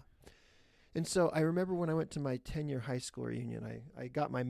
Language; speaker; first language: English; native; English